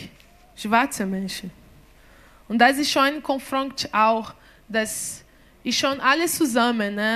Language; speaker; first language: German; non-native, learner; Portuguese